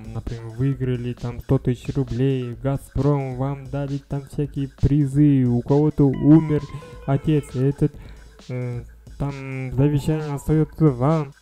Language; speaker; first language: Russian; non-native, fluent; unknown